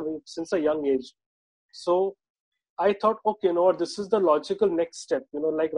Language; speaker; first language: English; non-native, local second language; Marathi